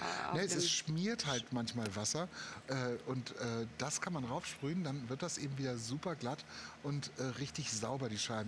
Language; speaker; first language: German; native; German